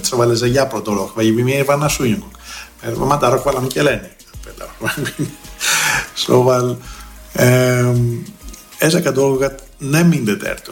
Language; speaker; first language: Hungarian; non-native, fluent; Greek